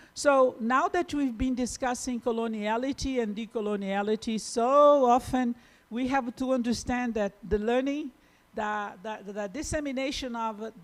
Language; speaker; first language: English; non-native, fluent; Portuguese